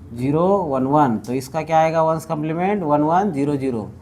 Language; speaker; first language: Hindi; non-native, local second language; Marathi